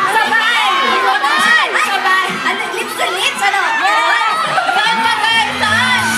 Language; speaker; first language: Filipino; non-native, local second language; Cebuano